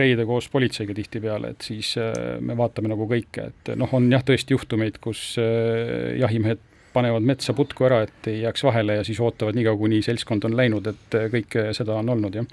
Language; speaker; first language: Estonian; native; Estonian